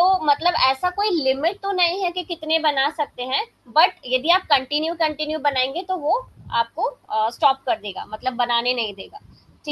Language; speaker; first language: Hindi; native; Hindi